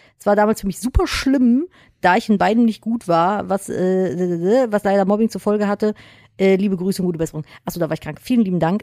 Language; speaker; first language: German; native; German